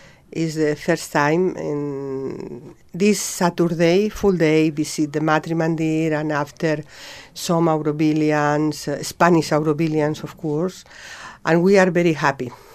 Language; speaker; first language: English; non-native, learner; Spanish